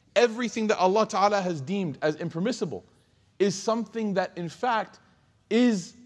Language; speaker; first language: English; native; English